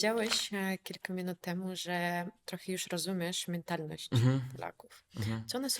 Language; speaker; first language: Polish; non-native, fluent; Belarusian